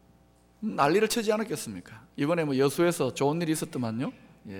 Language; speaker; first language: Korean; native; Korean